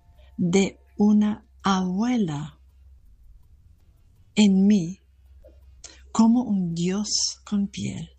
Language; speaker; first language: Spanish; non-native, fluent; German